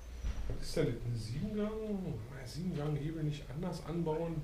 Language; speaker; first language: German; native; German